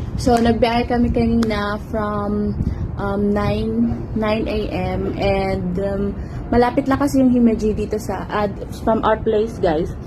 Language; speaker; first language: Filipino; native; Filipino